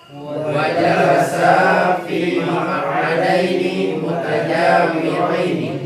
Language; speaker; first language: Arabic; non-native, learner; Indonesian